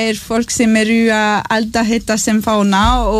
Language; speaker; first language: Icelandic; non-native, learner; French